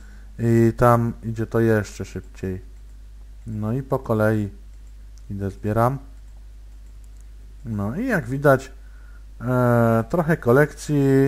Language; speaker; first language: Polish; native; Polish